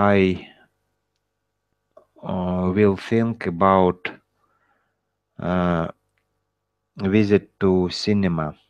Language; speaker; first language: English; non-native, learner; Russian